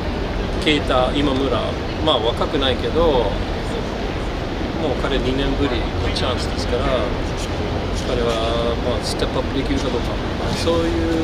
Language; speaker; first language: Japanese; non-native, fluent; English